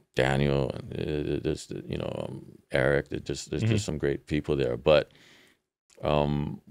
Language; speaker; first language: English; native; English